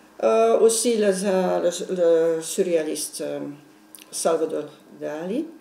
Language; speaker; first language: French; non-native, local second language; Dutch